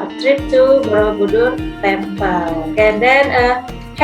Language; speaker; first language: English; non-native, fluent; Indonesian